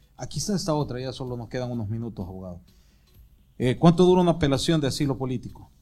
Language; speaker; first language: Spanish; native; Spanish